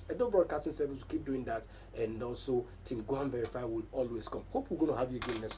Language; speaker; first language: English; native; English